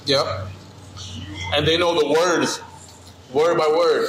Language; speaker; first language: English; early bilingual, other home language; Spanish